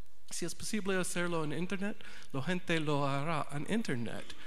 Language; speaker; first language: Spanish; non-native, learner; English